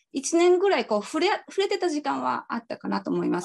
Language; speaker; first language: Japanese; native; Japanese